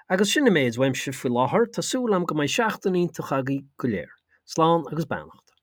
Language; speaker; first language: Irish; native; Irish